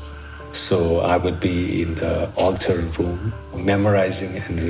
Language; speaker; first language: English; non-native, local second language; Sherpa